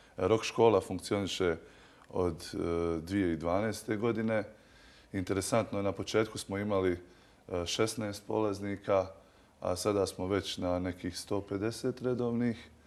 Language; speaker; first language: Bosnian; native; Bosnian